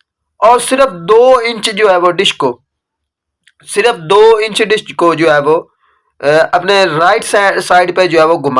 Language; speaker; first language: Urdu; native; Urdu